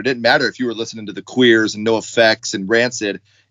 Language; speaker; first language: English; native; English